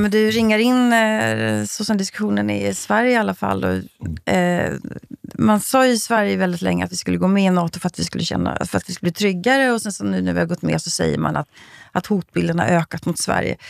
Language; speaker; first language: Swedish; native; Swedish